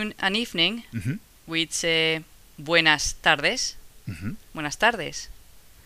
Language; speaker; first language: English; non-native, fluent; Spanish